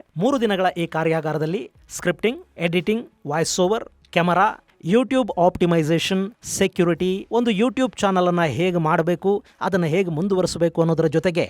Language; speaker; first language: Kannada; native; Kannada